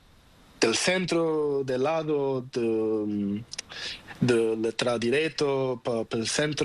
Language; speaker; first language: Spanish; non-native, learner; Portuguese